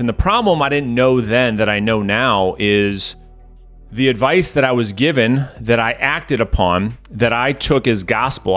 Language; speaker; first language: English; native; English